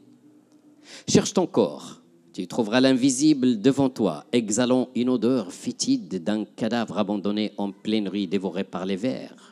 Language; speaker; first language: French; non-native, local second language; Arabic